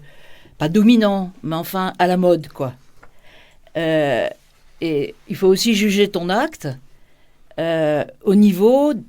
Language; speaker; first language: French; native; French